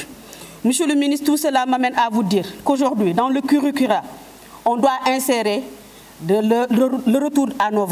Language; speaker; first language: French; non-native, local second language; Wolof